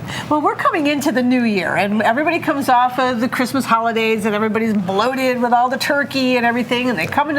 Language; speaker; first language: English; native; English